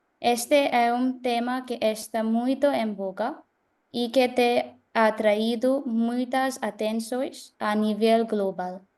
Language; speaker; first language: Portuguese; non-native, learner; Konkani